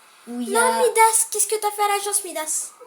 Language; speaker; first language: French; native; French